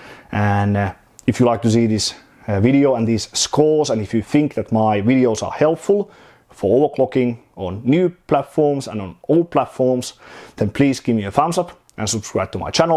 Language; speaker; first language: English; non-native, fluent; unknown